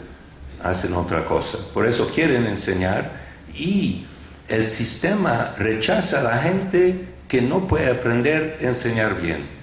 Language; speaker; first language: Spanish; non-native, fluent; English